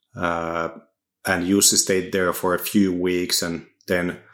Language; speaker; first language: English; non-native, fluent; Finnish